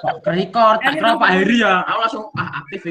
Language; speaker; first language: Indonesian; native; Indonesian